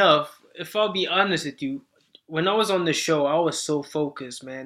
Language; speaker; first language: English; non-native, local second language; Shona